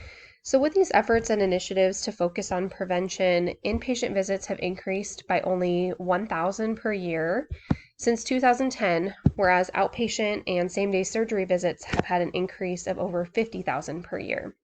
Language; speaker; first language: English; native; English